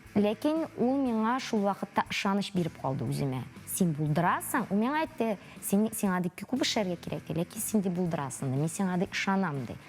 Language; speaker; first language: Tatar; native; Tatar